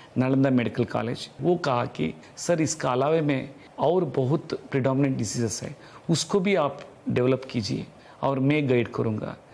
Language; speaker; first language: Hindi; non-native, local second language; Telugu